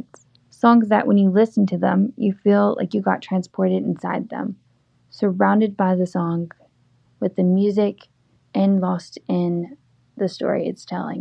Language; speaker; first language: English; native; English